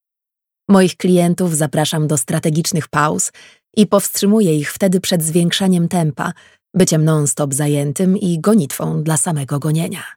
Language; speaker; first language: Polish; native; Polish